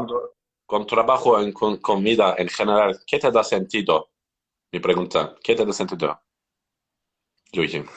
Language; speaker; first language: Spanish; non-native, learner; Turkish